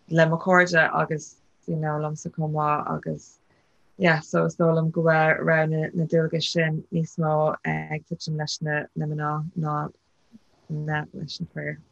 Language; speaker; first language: Irish; non-native, local second language; English